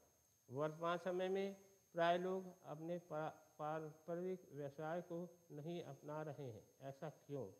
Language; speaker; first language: Hindi; native; Hindi